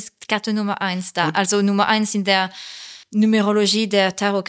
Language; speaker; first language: German; non-native, learner; French